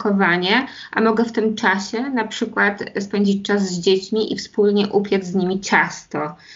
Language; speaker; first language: Polish; native; Polish